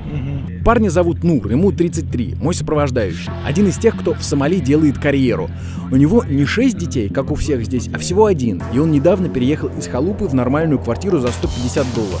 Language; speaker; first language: Russian; native; Russian